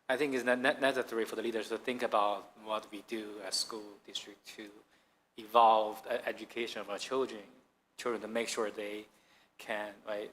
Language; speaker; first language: English; non-native, fluent; Chinese